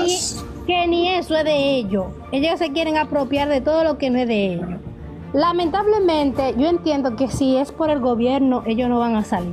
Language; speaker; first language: Spanish; native; Spanish